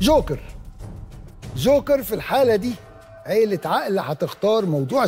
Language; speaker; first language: Arabic; native; Arabic